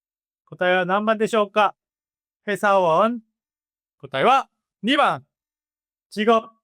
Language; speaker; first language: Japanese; non-native, fluent; Korean